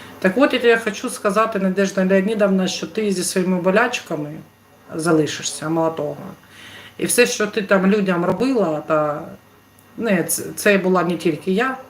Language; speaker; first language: Ukrainian; non-native, local second language; Russian